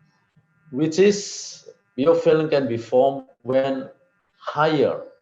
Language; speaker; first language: English; non-native, fluent; Javanese